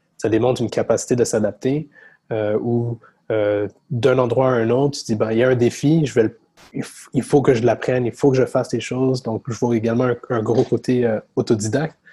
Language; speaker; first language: French; native; French